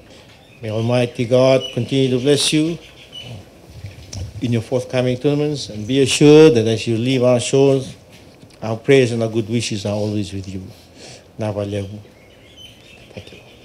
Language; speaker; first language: English; non-native, local second language; Fijian